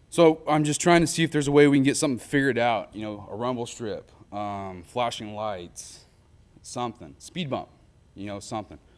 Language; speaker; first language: English; native; English